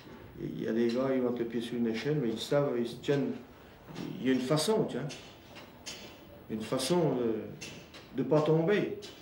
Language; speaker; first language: French; native; French